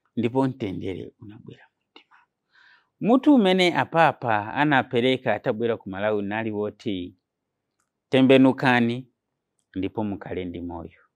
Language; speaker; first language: Nyanja; non-native, fluent; Nyankole